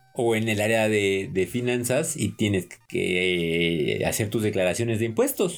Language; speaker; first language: Spanish; native; Spanish